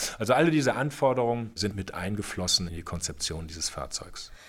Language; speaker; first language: German; native; German